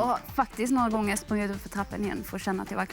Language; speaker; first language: Swedish; native; Swedish